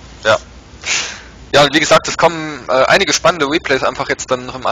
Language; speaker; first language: German; native; German